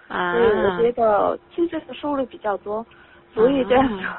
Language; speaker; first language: Chinese; non-native, learner; Korean